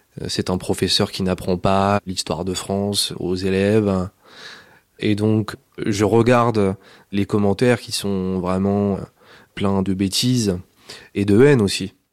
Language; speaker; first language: French; native; French